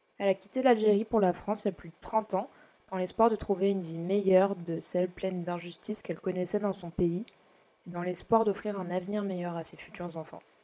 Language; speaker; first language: French; native; French